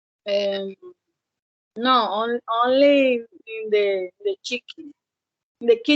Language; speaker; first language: English; non-native, learner; Spanish